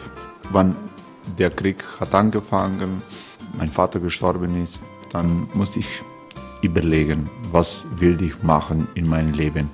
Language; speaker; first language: German; non-native, fluent; Croatian